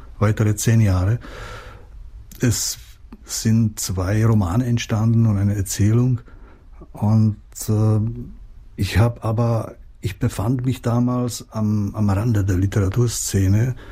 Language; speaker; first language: German; non-native, fluent; Czech